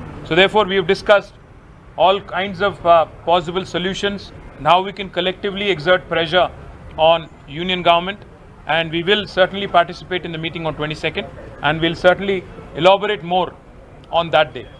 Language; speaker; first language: English; non-native, local second language; Telugu